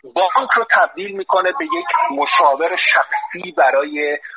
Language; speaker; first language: Persian; native; Persian